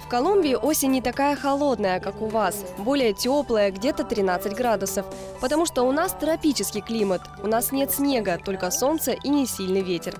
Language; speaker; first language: Russian; native; Russian